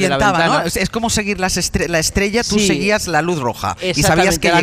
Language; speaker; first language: Spanish; native; Spanish